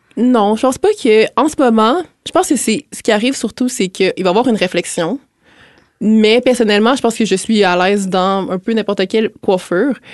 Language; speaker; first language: French; native; French